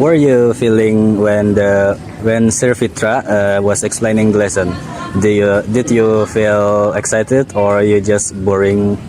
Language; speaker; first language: English; non-native, learner; Indonesian